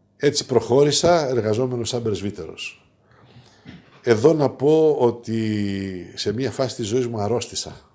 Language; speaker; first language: Greek; native; Greek